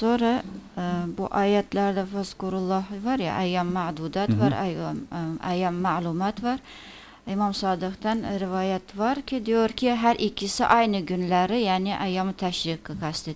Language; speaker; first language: Turkish; non-native, fluent; Persian